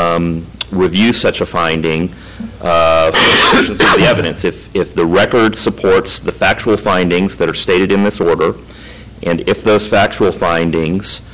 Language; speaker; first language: English; native; English